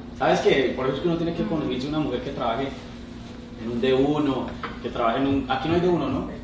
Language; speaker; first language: Spanish; native; Spanish